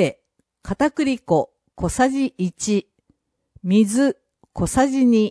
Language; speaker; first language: Japanese; native; Japanese